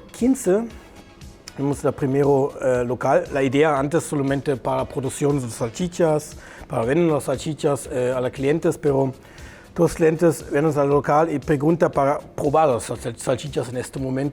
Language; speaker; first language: Spanish; non-native, learner; German